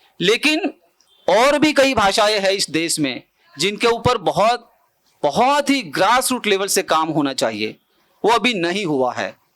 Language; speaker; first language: Hindi; non-native, local second language; Bhili